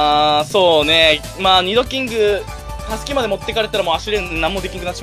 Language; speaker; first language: Japanese; native; Japanese